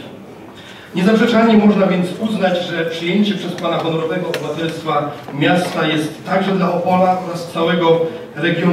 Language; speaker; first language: Polish; native; Polish